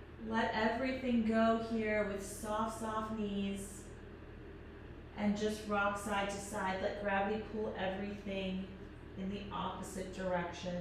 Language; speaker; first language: English; native; English